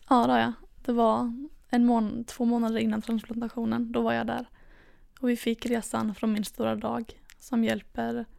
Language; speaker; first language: Swedish; native; Swedish